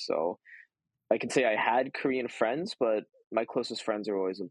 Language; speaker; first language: English; early bilingual, other home language; Korean